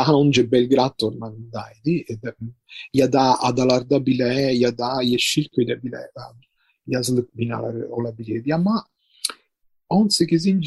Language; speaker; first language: Turkish; non-native, fluent; Italian